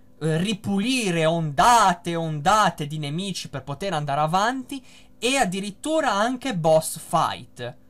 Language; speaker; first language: Italian; native; Italian